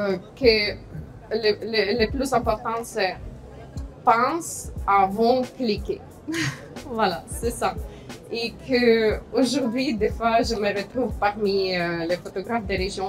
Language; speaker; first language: French; non-native, fluent; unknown